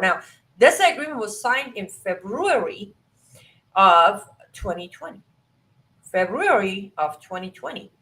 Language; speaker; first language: English; non-native, fluent; Persian